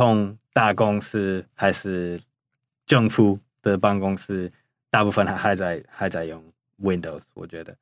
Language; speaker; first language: Chinese; non-native, fluent; English